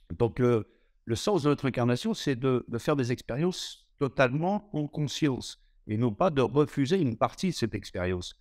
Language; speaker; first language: French; native; French